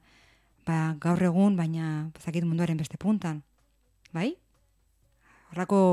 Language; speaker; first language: Basque; native; Basque